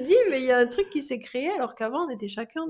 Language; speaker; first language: French; native; French